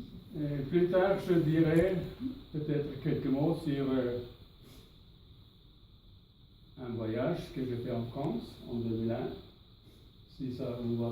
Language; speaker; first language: French; non-native, fluent; Norwegian